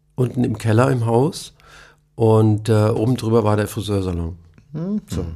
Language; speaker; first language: German; native; German